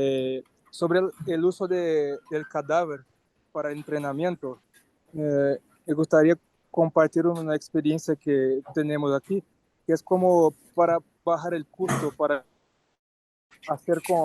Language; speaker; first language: Spanish; non-native, learner; Portuguese